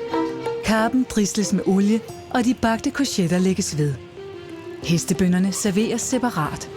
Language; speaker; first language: Danish; native; Danish